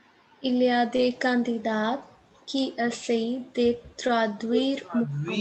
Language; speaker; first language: French; non-native, learner; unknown